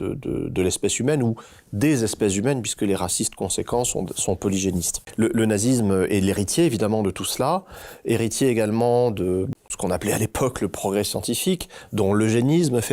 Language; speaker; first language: French; native; French